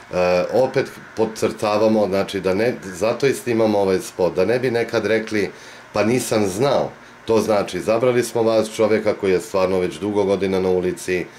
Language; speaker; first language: Bosnian; native; Bosnian